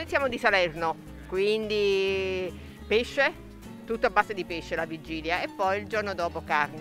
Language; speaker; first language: Italian; native; Italian